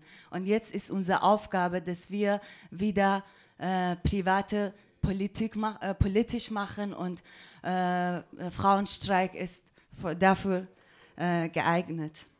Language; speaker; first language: German; non-native, fluent; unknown